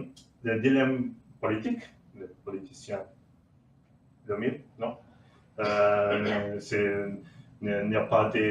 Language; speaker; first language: French; non-native, learner; Portuguese